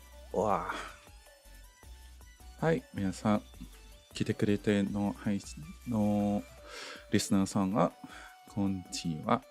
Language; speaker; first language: Japanese; non-native, learner; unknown